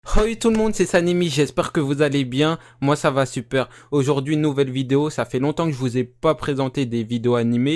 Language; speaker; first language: French; native; French